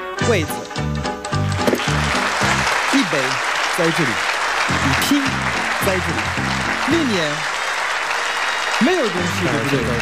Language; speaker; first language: Chinese; non-native, fluent; French